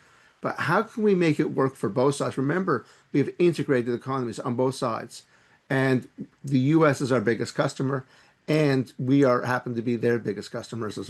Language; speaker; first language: English; native; English